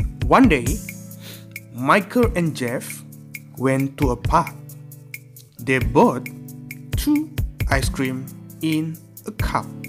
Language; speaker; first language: English; non-native, local second language; Malay